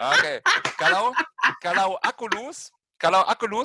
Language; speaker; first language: Indonesian; non-native, fluent; German